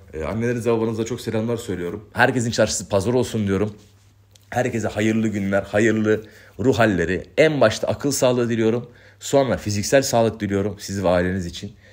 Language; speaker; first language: Turkish; native; Turkish